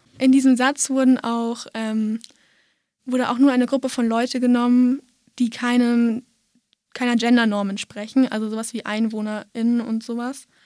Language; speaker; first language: German; native; German